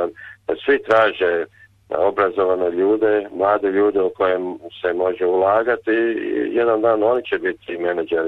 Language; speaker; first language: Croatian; early bilingual, heritage; Croatian